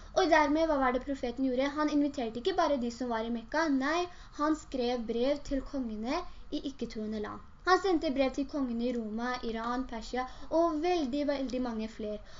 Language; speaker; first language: Norwegian; early bilingual, other home language; Urdu